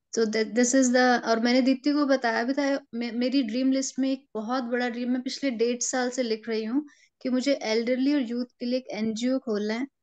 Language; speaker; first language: Hindi; native; Hindi